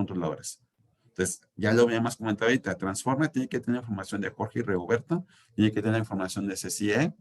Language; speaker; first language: Spanish; native; Spanish